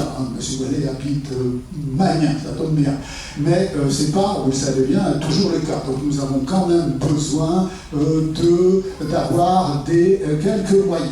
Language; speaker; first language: French; native; French